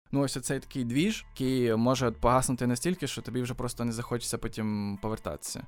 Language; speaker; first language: Ukrainian; native; Ukrainian